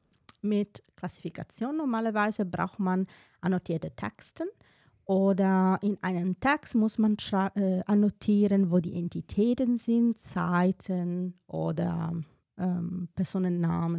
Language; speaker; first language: German; non-native, fluent; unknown